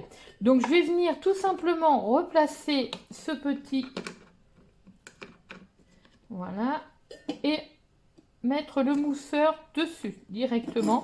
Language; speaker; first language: French; native; French